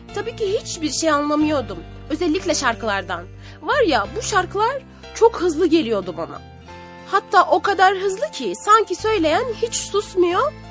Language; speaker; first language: Turkish; non-native, fluent; Arabic